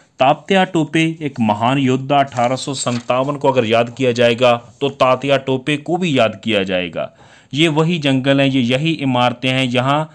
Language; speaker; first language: Hindi; non-native, local second language; Punjabi